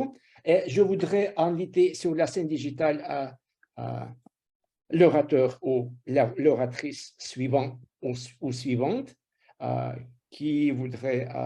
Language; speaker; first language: French; non-native, fluent; Russian